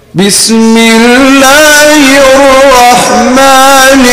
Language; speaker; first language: Arabic; native; Arabic